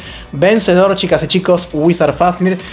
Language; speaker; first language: Spanish; native; Spanish